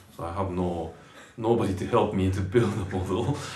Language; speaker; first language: English; non-native, fluent; Japanese